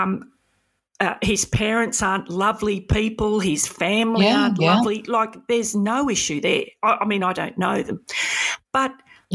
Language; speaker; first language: English; native; English